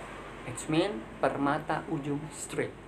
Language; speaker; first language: English; non-native, learner; Indonesian